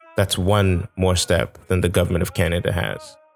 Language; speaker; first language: English; non-native, local second language; Yoruba